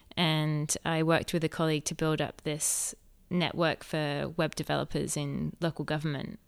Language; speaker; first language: English; native; English